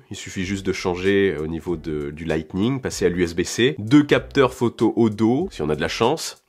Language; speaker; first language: French; native; French